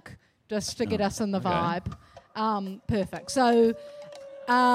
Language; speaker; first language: English; native; English